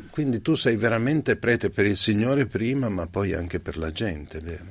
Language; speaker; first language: Italian; native; Italian